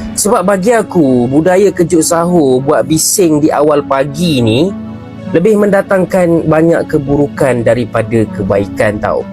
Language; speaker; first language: Malay; native; Malay